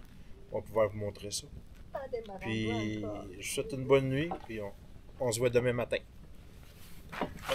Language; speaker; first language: French; native; French